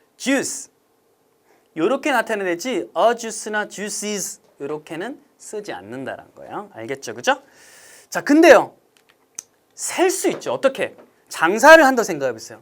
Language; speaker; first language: Korean; native; Korean